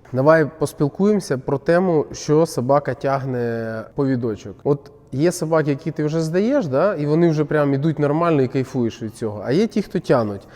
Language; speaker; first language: Ukrainian; non-native, local second language; Russian